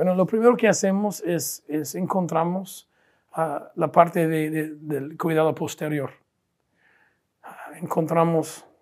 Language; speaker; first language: Spanish; non-native, fluent; English